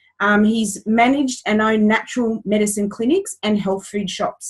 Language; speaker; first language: English; native; English